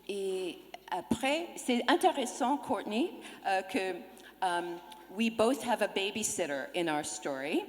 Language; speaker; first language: French; non-native, learner; English